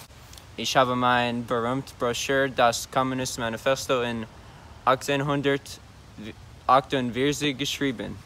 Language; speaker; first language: German; non-native, learner; English